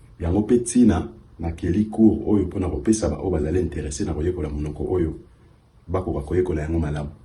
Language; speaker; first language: Lingala; early bilingual, heritage; Lingala